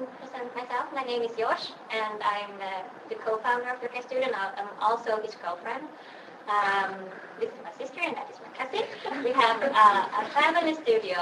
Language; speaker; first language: English; non-native, fluent; Swedish